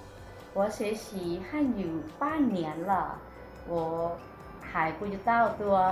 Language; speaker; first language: Chinese; non-native, learner; Lao